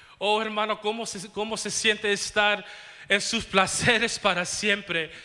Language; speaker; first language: Spanish; early bilingual, heritage; Spanish